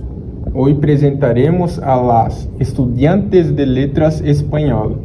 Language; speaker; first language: Spanish; non-native, learner; Portuguese